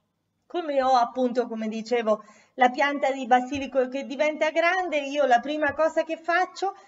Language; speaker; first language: Italian; native; Italian